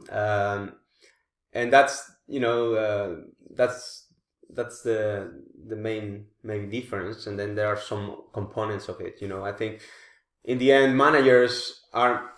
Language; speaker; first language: English; non-native, fluent; Spanish